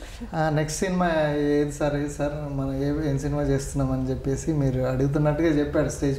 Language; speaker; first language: Telugu; native; Telugu